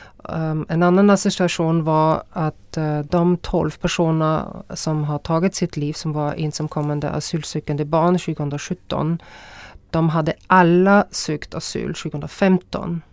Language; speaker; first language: Swedish; non-native, fluent; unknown